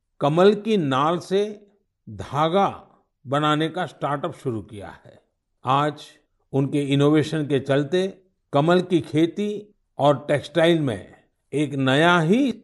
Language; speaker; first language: Hindi; non-native, local second language; Gujarati